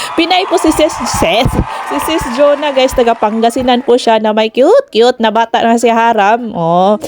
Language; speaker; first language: Filipino; non-native, local second language; Cebuano